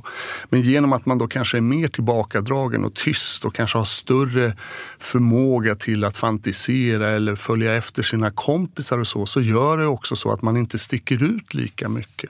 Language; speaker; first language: Swedish; native; Swedish